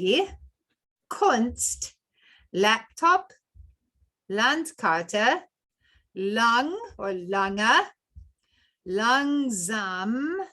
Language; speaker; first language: German; non-native, fluent; English